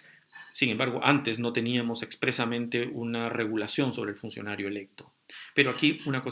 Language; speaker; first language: Spanish; native; Spanish